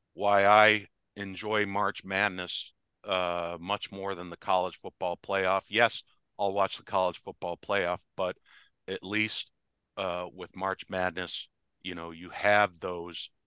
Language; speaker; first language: English; native; English